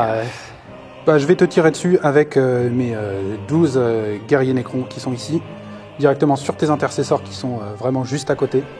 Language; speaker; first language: French; native; French